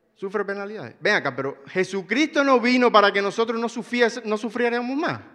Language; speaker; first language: Spanish; native; Spanish